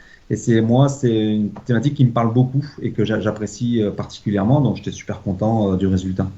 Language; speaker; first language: French; native; French